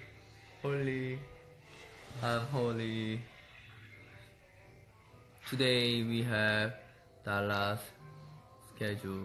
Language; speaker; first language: English; non-native, learner; Korean